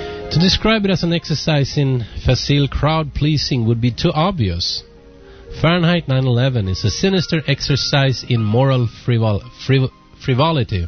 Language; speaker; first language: English; non-native, fluent; Swedish